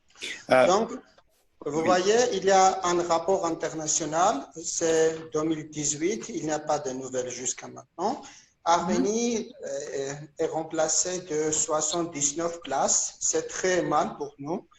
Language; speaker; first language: French; non-native, fluent; Armenian